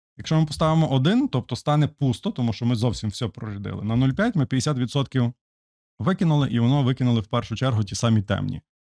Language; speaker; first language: Ukrainian; native; Ukrainian